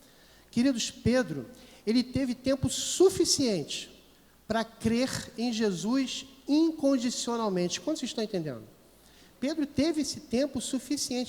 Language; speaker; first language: Portuguese; native; Portuguese